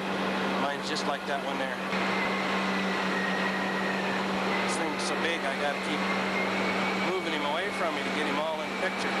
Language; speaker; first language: English; native; English